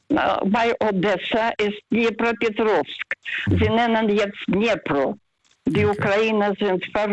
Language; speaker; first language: German; non-native, fluent; Russian